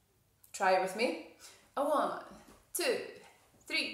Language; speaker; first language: English; native; English